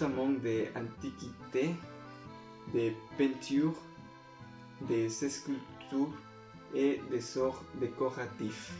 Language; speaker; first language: French; non-native, learner; Spanish